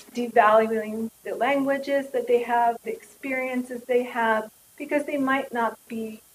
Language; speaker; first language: English; native; English